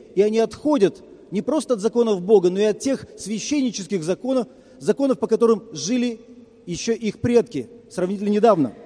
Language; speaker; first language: Russian; native; Russian